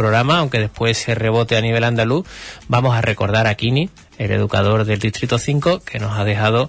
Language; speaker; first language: Spanish; native; Spanish